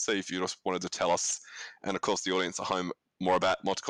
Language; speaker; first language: English; native; English